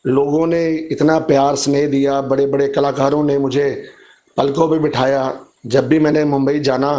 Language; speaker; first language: Hindi; native; Hindi